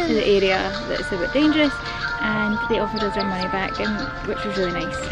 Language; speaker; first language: English; native; English